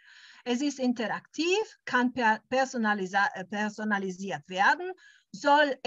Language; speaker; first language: German; early bilingual, heritage; German